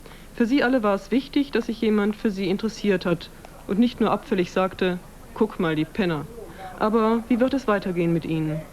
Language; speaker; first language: German; native; German